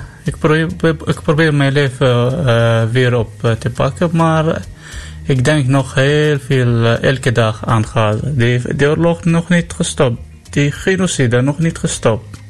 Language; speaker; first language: Dutch; non-native, learner; Arabic